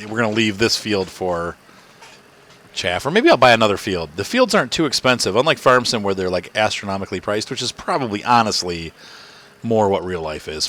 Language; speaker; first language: English; native; English